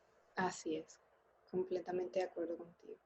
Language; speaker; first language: Spanish; native; Spanish